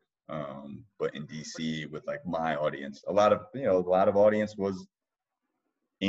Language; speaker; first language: English; native; English